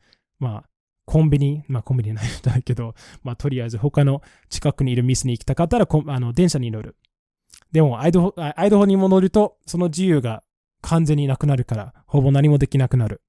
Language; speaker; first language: Japanese; non-native, fluent; English